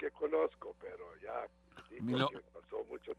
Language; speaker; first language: Spanish; non-native, learner; Serbian